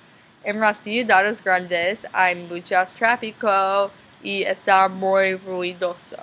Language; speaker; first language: Spanish; non-native, learner; English